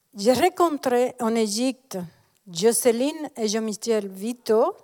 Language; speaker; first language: French; non-native, fluent; Spanish